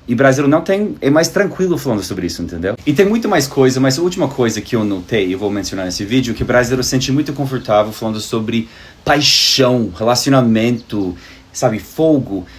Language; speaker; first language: Portuguese; native; Portuguese